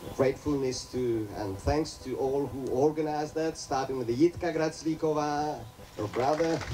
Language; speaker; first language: English; non-native, fluent; Czech